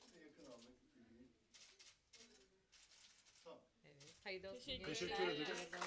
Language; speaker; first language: Turkish; native; Turkish